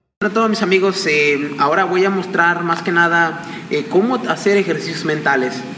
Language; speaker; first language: Spanish; non-native, local second language; Nahuatl languages